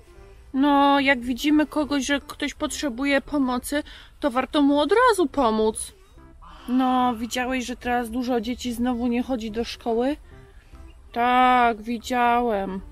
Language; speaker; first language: Polish; native; Polish